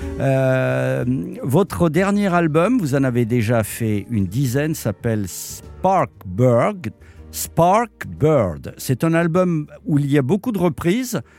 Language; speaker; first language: French; native; French